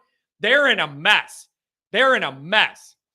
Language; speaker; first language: English; native; English